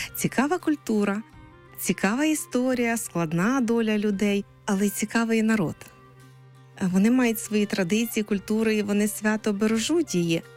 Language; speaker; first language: Ukrainian; native; Ukrainian